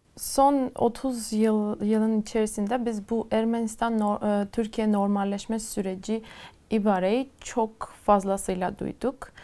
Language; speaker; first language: Turkish; non-native, fluent; Armenian